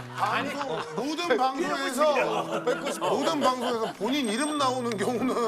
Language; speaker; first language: Korean; native; Korean